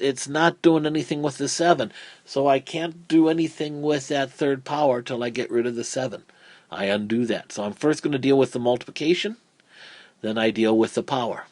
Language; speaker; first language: English; native; English